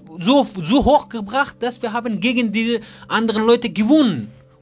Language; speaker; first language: German; non-native, learner; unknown